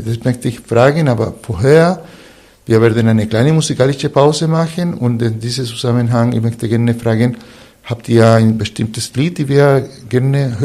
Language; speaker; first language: German; non-native, fluent; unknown